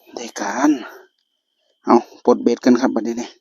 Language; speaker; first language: Thai; native; Thai